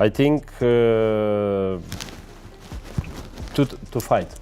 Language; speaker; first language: English; non-native, learner; Russian